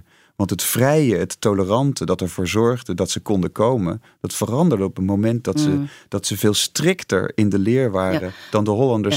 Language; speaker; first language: Dutch; native; Dutch